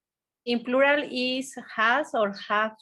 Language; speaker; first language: English; non-native, learner; Spanish